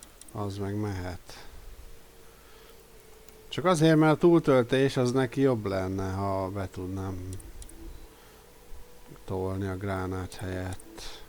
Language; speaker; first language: Hungarian; native; Hungarian